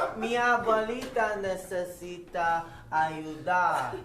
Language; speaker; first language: Spanish; non-native, learner; English